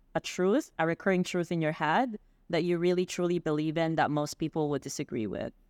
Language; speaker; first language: English; non-native, local second language; Filipino